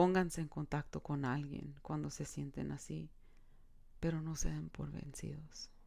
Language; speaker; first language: Spanish; early bilingual, other home language; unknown